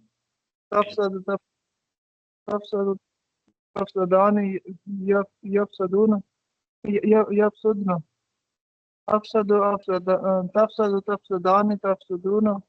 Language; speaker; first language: Arabic; non-native, learner; Urdu